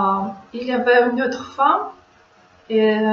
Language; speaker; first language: French; non-native, learner; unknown